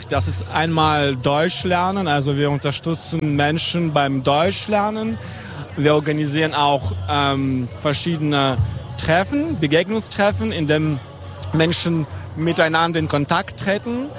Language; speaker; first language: German; non-native, fluent; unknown